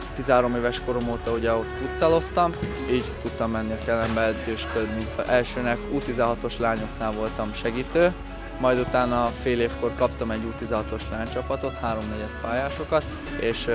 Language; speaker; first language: Hungarian; native; Hungarian